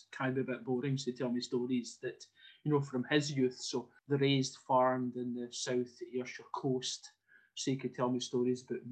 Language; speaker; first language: English; native; English